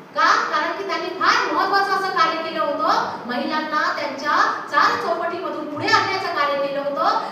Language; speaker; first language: Marathi; non-native, local second language; Urdu